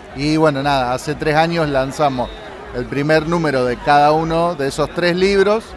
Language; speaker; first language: Spanish; native; Spanish